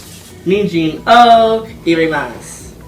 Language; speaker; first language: Japanese; non-native, learner; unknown